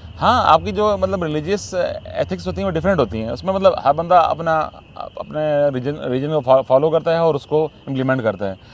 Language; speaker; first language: Urdu; non-native, local second language; Saraiki